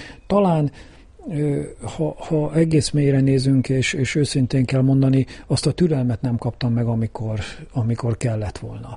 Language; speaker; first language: Hungarian; native; Hungarian